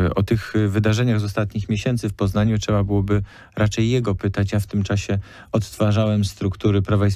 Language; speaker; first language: Polish; native; Polish